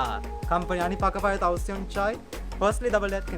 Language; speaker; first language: Russian; non-native, learner; Sinhala